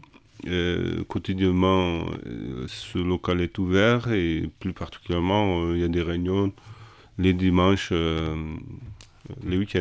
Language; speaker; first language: French; non-native, fluent; Kurdish